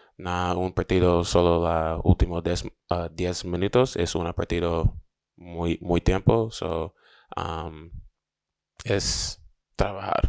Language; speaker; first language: Spanish; non-native, learner; English